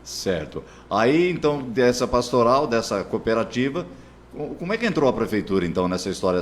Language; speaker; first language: Portuguese; native; Portuguese